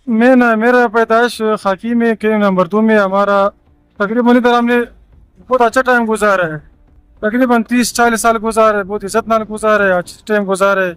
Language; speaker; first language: Hindi; non-native, local second language; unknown